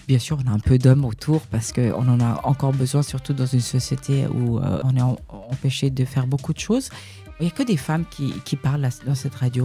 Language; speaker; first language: French; early bilingual, other home language; Persian